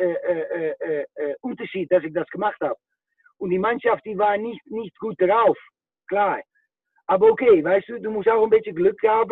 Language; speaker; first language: German; non-native, fluent; Dutch